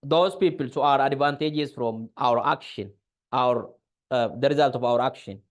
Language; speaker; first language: English; non-native, local second language; Amharic